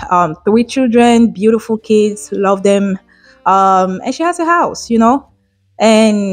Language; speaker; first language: English; non-native, local second language; French